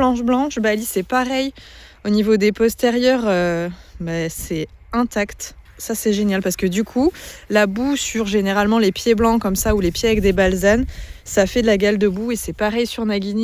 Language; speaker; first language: French; native; French